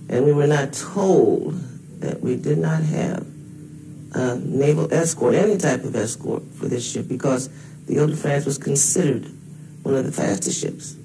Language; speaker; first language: English; native; English